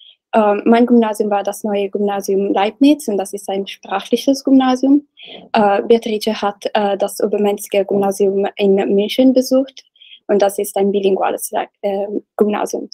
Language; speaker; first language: German; non-native, learner; Italian